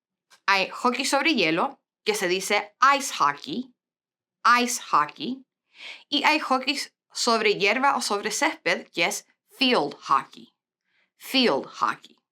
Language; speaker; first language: Spanish; non-native, fluent; English